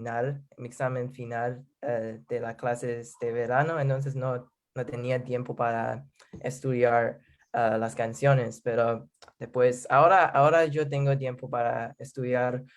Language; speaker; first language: Spanish; non-native, learner; English